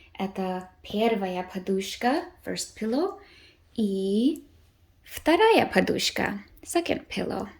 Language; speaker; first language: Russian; early bilingual, heritage; Russian